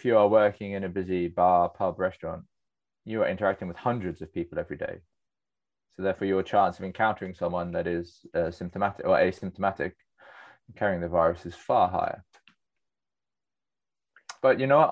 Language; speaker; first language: English; native; English